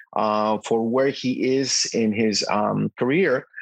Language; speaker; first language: English; non-native, fluent; Spanish